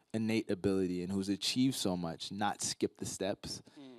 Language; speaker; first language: English; native; English